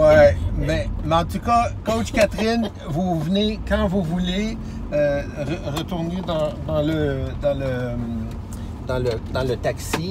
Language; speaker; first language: French; native; French